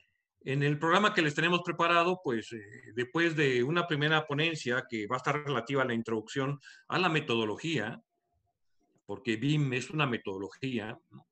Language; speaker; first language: Spanish; native; Spanish